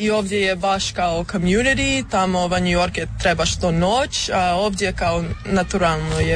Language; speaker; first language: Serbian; early bilingual, heritage; English